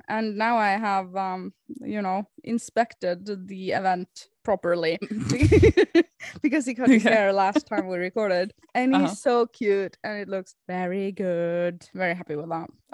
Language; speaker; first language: English; non-native, fluent; Norwegian